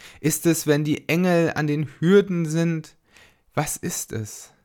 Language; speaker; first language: German; native; German